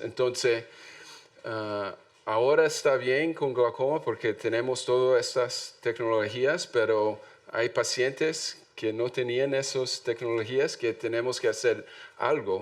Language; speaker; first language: Spanish; non-native, learner; English